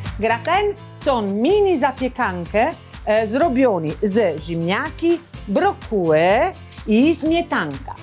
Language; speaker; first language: Polish; non-native, learner; Italian